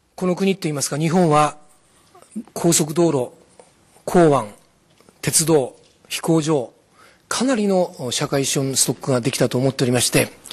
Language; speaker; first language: Japanese; native; Japanese